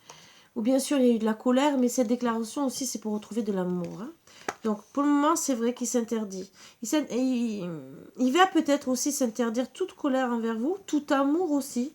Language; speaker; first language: French; native; French